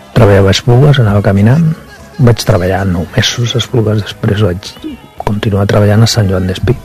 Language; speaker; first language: Catalan; non-native, local second language; Spanish